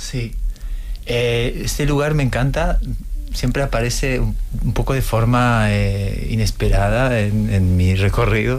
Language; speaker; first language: Spanish; non-native, fluent; French